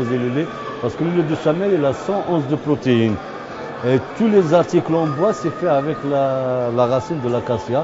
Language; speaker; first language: French; non-native, local second language; Arabic